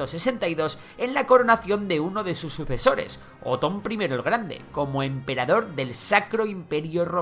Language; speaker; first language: Spanish; native; Spanish